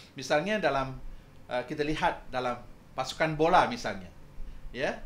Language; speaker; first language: Malay; non-native, local second language; Tamil